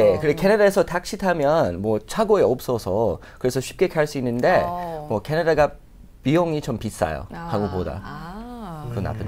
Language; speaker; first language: Korean; non-native, fluent; English